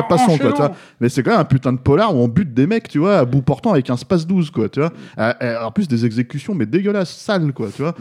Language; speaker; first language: French; native; French